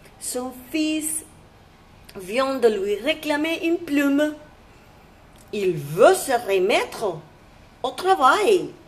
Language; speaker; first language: French; non-native, fluent; Spanish